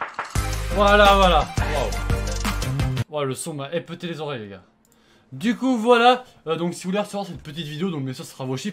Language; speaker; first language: French; native; French